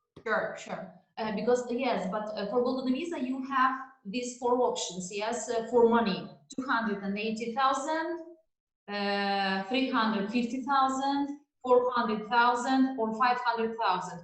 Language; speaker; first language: English; non-native, learner; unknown